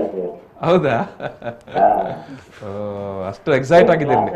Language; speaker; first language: Kannada; native; Kannada